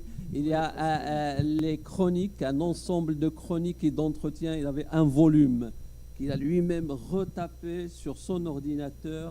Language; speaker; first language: French; non-native, local second language; Arabic